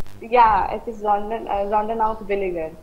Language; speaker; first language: German; non-native, learner; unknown